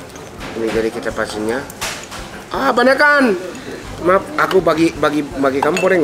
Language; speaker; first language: Indonesian; non-native, fluent; Japanese